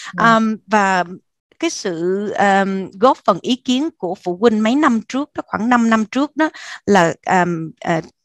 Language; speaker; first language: Vietnamese; early bilingual, heritage; Vietnamese